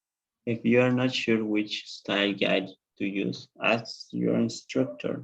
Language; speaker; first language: English; non-native, learner; Spanish